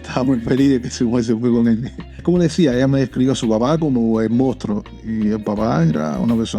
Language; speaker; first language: Spanish; native; Spanish